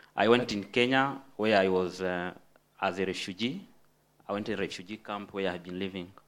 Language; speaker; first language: English; non-native, fluent; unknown